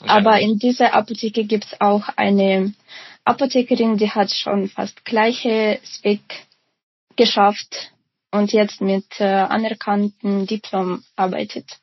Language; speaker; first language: German; non-native, fluent; Ukrainian